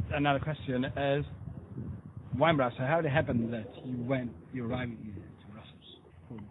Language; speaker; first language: English; non-native, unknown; Italian